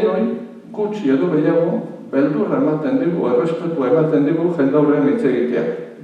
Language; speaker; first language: Basque; native; Basque